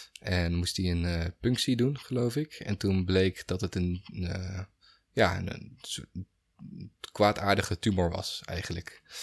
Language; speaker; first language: Dutch; native; Dutch